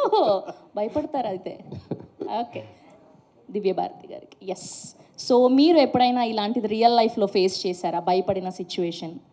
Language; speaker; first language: Telugu; native; Telugu